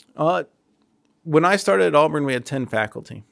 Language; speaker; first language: English; native; English